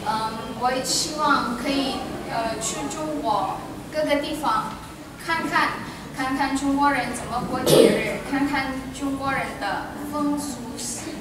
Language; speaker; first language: Chinese; non-native, fluent; Indonesian